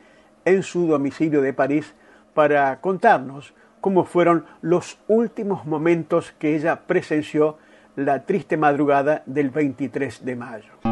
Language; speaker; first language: Spanish; native; Spanish